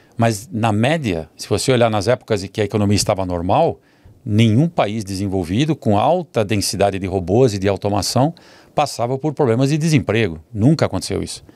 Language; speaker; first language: Portuguese; early bilingual, other home language; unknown